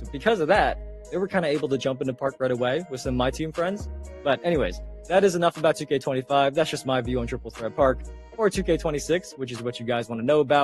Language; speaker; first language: English; native; English